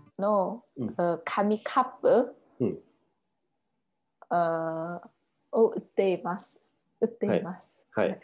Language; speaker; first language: Japanese; non-native, learner; Vietnamese